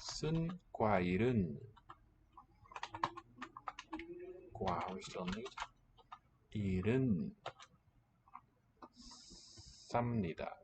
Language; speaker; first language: Korean; non-native, learner; English